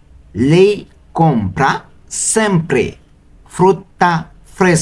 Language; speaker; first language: Italian; non-native, learner; Bangla